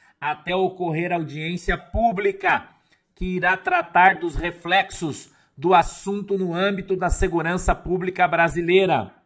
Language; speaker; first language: Portuguese; native; Portuguese